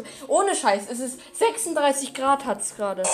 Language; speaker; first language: German; native; German